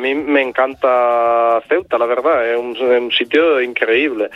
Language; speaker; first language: Spanish; non-native, fluent; Italian